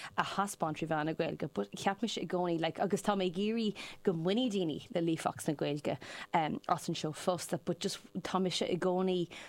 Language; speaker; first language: Irish; non-native, local second language; English